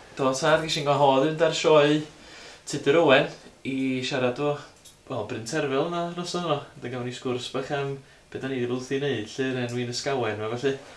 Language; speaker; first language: Welsh; native; Welsh